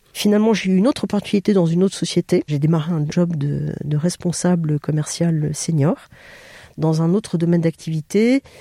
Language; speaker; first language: French; native; French